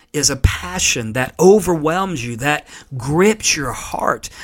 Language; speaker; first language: English; native; English